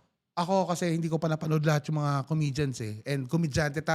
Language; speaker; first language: Filipino; native; Filipino